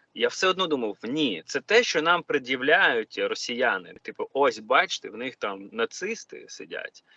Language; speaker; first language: Ukrainian; non-native, local second language; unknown